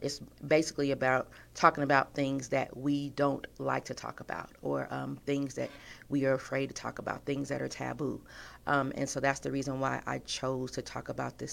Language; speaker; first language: English; native; English